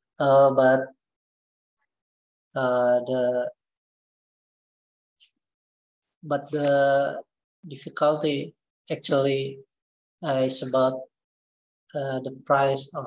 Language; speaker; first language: English; non-native, learner; Indonesian